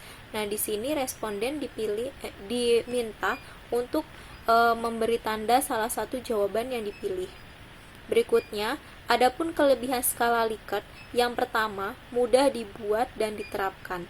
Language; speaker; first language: Indonesian; native; Indonesian